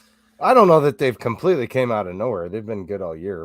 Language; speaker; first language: English; native; English